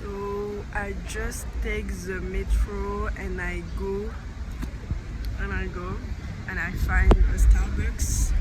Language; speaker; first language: English; non-native, learner; French